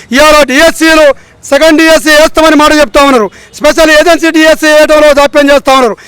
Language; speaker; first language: Telugu; non-native, local second language; Lambadi